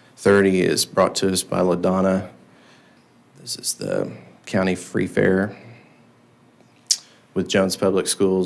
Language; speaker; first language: English; native; English